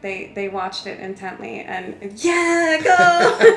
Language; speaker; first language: English; native; English